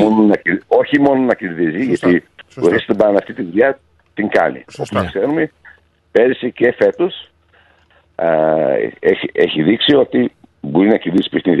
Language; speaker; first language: Greek; early bilingual, heritage; Greek